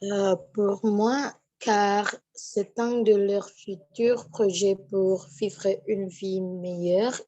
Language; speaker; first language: French; non-native, learner; Indonesian